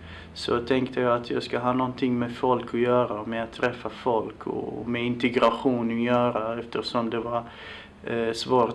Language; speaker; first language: Swedish; non-native, fluent; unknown